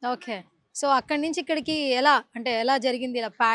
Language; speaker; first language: Telugu; native; Telugu